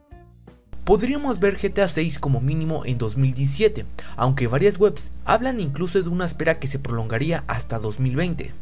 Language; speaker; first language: Spanish; native; Spanish